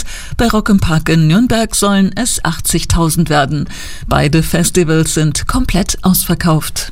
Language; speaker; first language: German; native; German